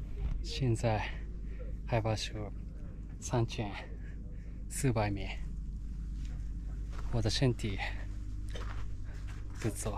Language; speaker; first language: Chinese; non-native, learner; Japanese